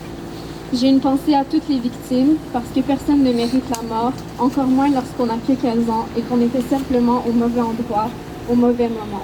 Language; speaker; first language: French; early bilingual, other home language; Arabic